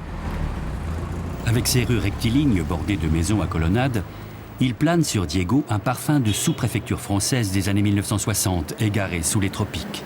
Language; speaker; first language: French; native; French